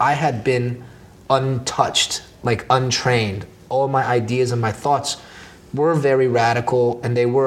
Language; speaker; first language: English; native; English